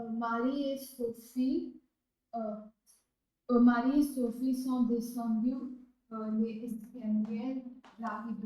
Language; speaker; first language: French; non-native, learner; Hindi